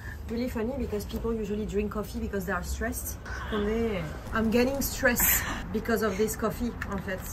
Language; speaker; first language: English; non-native, learner; French